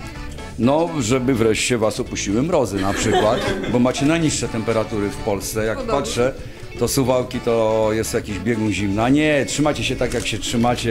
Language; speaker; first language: Polish; native; Polish